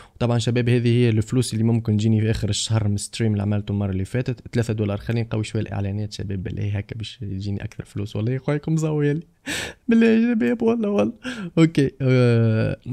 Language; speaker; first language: Arabic; native; Arabic